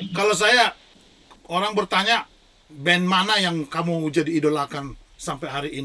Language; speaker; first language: Indonesian; native; Indonesian